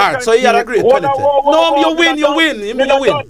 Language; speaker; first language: English; native; English